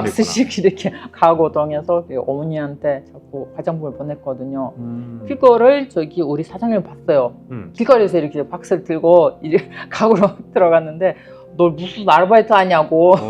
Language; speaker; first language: Korean; non-native, fluent; Kyrgyz